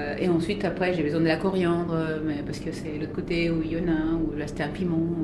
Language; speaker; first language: French; non-native, fluent; Spanish